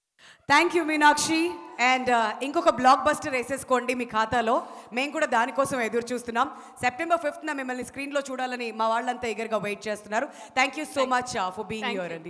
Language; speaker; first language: Telugu; native; Telugu